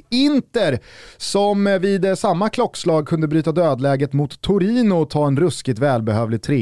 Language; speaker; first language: Swedish; native; Swedish